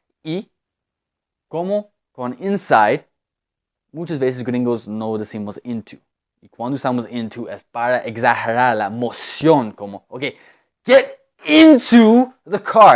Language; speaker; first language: Spanish; non-native, fluent; English